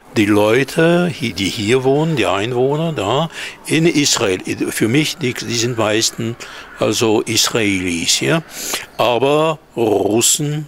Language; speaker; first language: German; non-native, fluent; Hebrew